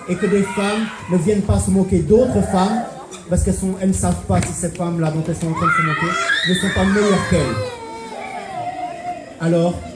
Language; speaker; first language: French; native; French